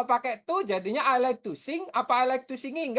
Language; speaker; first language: English; non-native, fluent; Indonesian